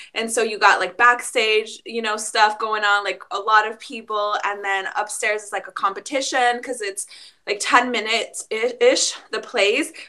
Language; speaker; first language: English; early bilingual, other home language; Spanish